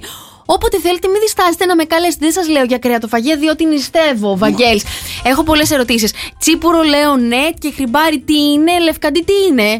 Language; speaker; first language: Greek; native; Greek